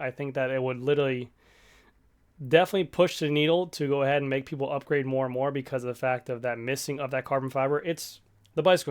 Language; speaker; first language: English; native; English